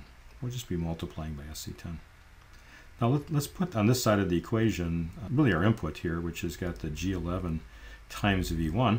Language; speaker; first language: English; native; English